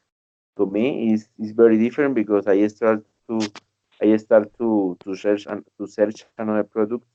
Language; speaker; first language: English; non-native, learner; Spanish